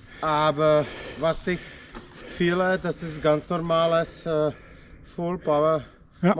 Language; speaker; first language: German; non-native, learner; Polish